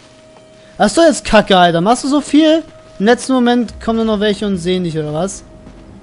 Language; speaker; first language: German; native; German